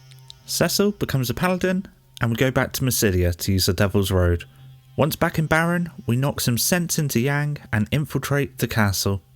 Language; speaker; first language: English; native; English